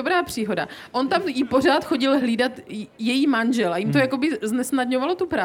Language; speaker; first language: Czech; native; Czech